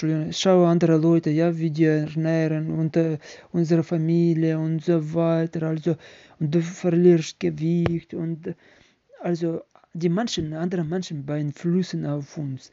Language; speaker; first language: German; non-native, learner; Ukrainian